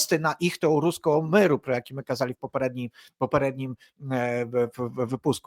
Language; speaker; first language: Polish; non-native, learner; Ukrainian